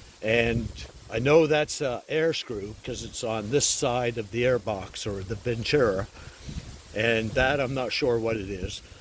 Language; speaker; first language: English; native; English